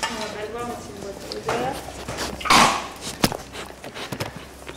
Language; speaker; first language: French; native; French